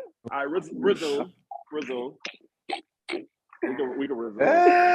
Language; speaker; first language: English; native; English